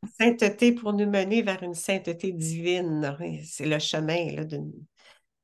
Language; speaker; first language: French; native; French